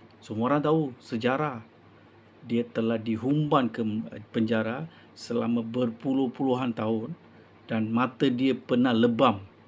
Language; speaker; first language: Malay; non-native, local second language; Tamil